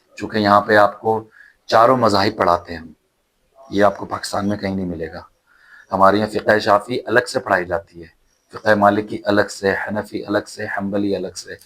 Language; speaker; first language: Urdu; native; Urdu